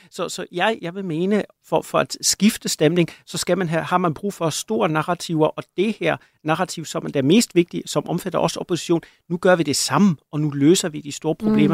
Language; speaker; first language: Danish; non-native, fluent; German